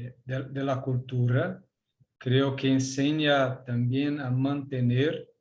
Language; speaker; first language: Spanish; non-native, learner; Portuguese